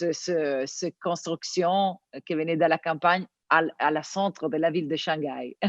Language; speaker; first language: French; non-native, learner; Italian